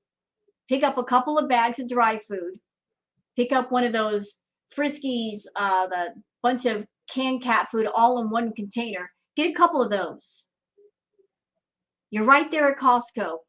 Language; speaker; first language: English; native; English